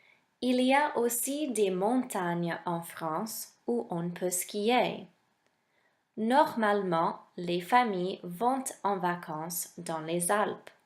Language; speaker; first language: French; non-native, fluent; English